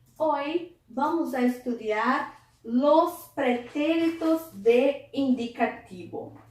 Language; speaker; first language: Spanish; non-native, fluent; Portuguese